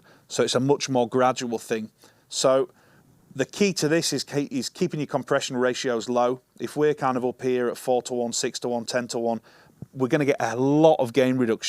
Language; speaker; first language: English; native; English